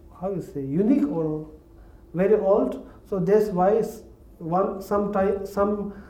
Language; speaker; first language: English; non-native, learner; Tibetan